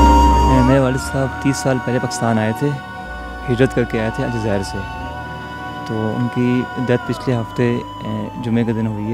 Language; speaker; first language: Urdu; early bilingual, other home language; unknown